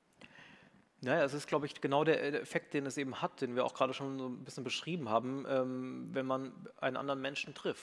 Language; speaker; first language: German; native; German